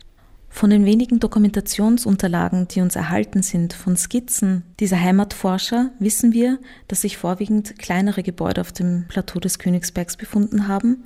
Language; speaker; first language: German; native; German